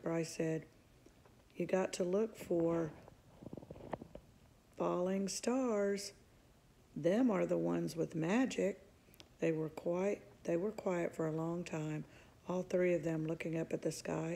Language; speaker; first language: English; native; English